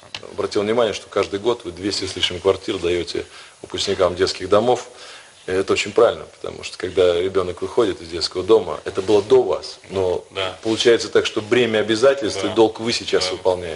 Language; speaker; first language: Russian; native; Russian